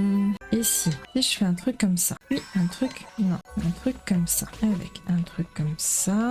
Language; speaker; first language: French; native; French